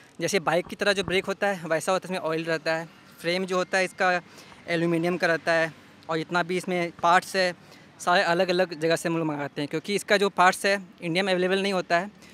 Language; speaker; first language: Hindi; native; Hindi